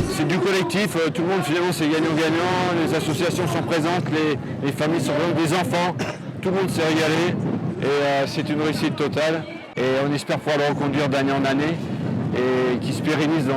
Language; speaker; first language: French; native; French